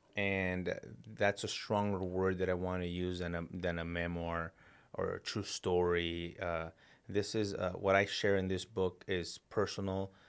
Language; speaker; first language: English; early bilingual, other home language; Spanish